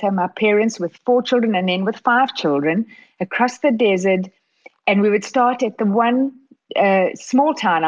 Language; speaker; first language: English; native; English